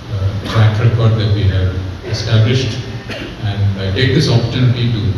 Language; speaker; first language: English; non-native, local second language; Malayalam